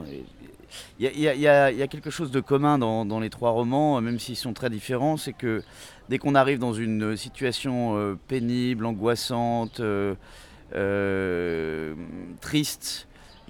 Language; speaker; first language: French; native; French